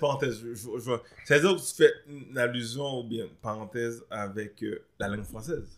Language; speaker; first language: French; early bilingual, other home language; Haitian Creole